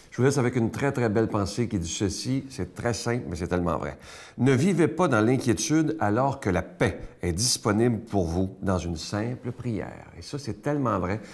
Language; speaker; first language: French; native; French